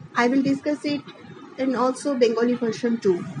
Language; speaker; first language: English; non-native, local second language; Bangla